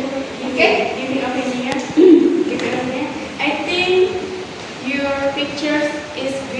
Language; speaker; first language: English; non-native, learner; Indonesian